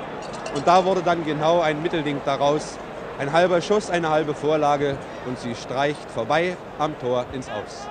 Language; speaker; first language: German; native; German